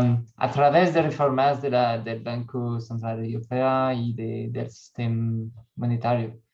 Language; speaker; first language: Spanish; non-native, learner; French